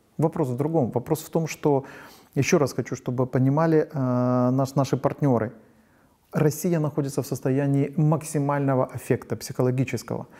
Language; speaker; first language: Russian; non-native, local second language; Ukrainian